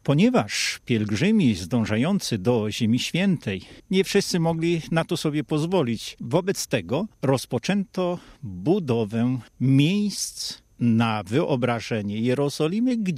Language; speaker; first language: Polish; native; Polish